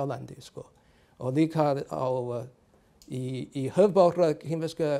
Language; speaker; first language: Icelandic; non-native, learner; Chinese